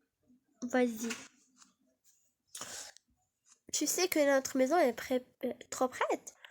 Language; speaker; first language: French; non-native, learner; Arabic